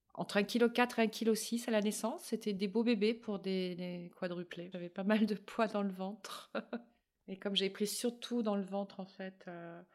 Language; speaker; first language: French; native; French